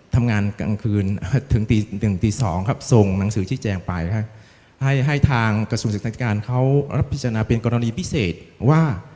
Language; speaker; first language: Thai; non-native, fluent; Vietnamese